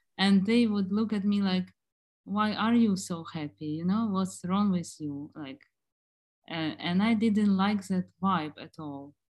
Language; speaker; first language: English; non-native, fluent; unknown